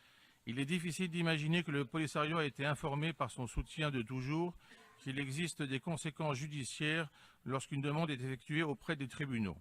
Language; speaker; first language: French; non-native, fluent; Greek